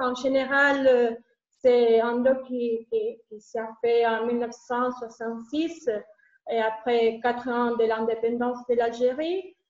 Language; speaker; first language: French; non-native, learner; Spanish